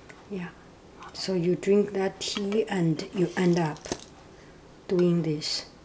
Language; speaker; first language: English; non-native, fluent; Chinese